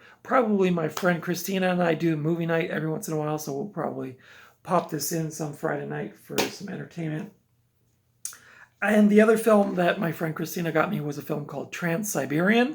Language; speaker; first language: English; native; English